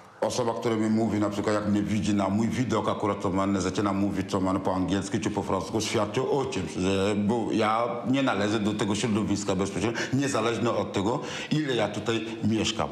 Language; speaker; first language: Polish; non-native, fluent; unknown